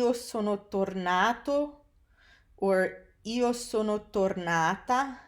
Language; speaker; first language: Italian; non-native, fluent; English